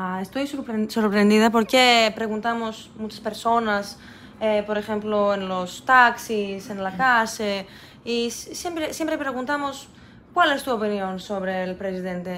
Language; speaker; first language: Spanish; non-native, learner; Greek